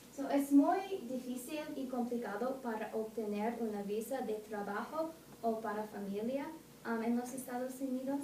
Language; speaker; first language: Spanish; non-native, learner; English